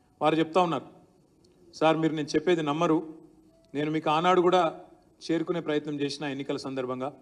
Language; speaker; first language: Telugu; native; Telugu